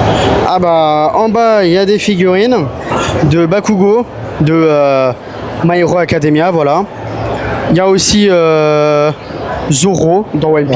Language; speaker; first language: French; native; French